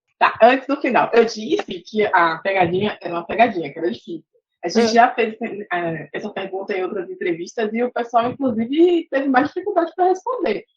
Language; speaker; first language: Portuguese; native; Portuguese